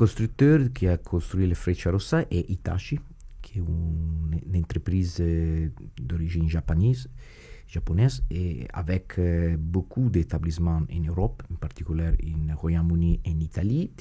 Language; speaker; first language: French; non-native, fluent; Italian